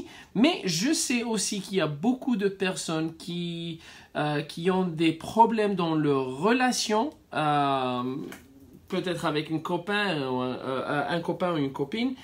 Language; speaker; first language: French; non-native, fluent; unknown